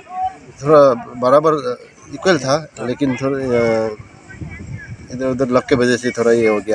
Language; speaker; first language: Hindi; non-native, local second language; Bodo